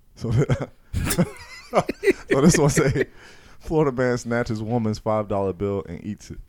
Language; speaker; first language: English; native; English